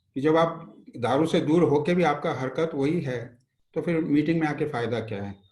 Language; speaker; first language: Hindi; non-native, local second language; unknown